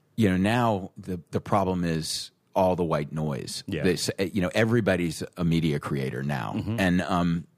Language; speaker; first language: English; native; English